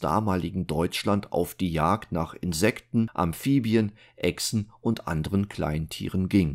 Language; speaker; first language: German; native; German